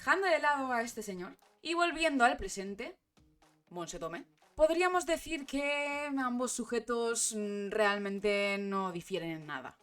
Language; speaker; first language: Spanish; native; Spanish